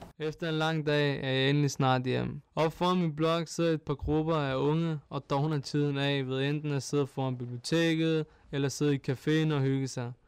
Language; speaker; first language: Danish; early bilingual, other home language; Turkish